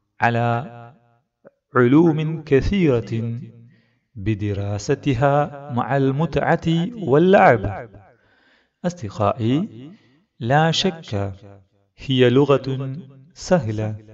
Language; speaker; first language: Arabic; non-native, fluent; Malayalam